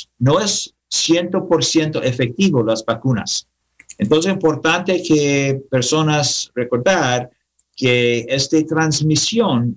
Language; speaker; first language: Spanish; non-native, learner; English